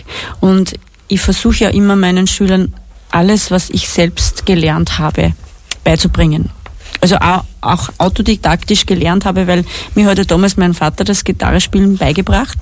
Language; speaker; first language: German; native; German